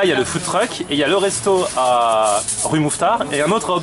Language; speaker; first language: French; native; French